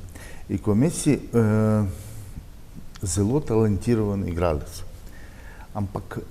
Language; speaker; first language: Slovenian; non-native, learner; Russian